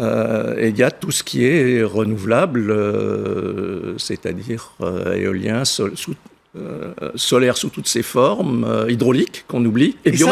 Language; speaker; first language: French; native; French